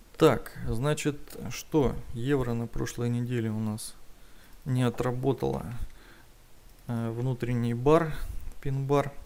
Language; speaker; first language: Russian; native; Russian